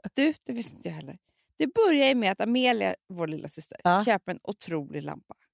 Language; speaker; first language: Swedish; native; Swedish